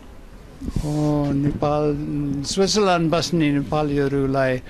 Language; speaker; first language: Nepali; non-native, fluent; German